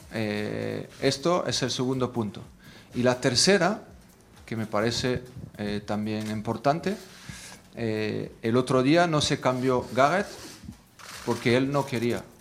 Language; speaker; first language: Spanish; non-native, fluent; French